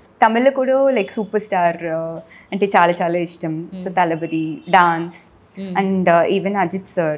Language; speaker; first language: Telugu; non-native, learner; Tamil